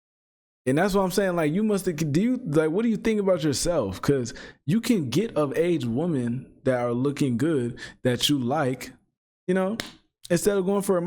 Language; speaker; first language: English; native; English